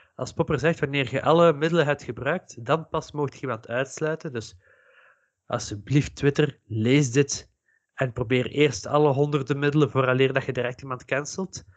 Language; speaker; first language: Dutch; native; Dutch